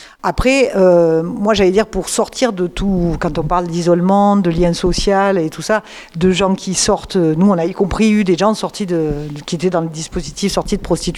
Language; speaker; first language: French; native; French